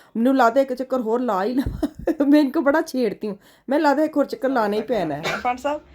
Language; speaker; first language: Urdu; non-native, local second language; Punjabi